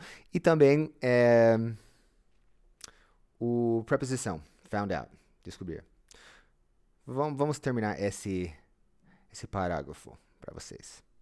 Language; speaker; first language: Portuguese; non-native, fluent; English